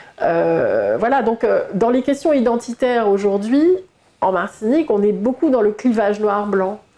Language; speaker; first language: French; native; French